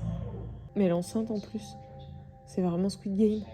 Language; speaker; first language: French; native; French